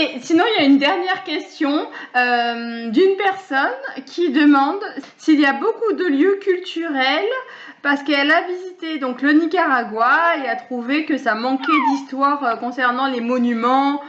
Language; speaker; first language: French; native; French